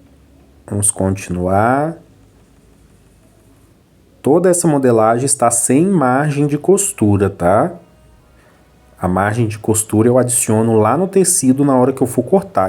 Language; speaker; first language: Portuguese; native; Portuguese